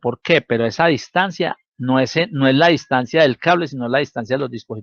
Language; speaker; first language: Spanish; native; Spanish